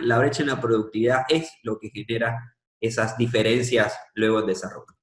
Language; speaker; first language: Spanish; native; Spanish